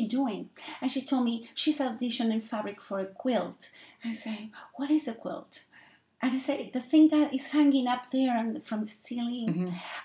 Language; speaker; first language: English; non-native, fluent; Spanish